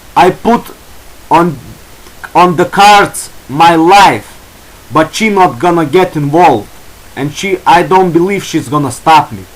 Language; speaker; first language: English; non-native, learner; Lithuanian